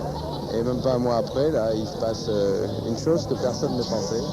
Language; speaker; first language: French; non-native, fluent; German